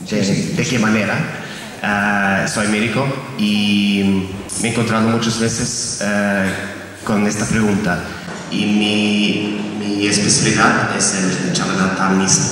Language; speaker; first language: Spanish; non-native, fluent; German